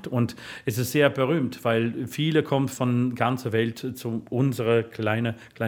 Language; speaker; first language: German; non-native, fluent; English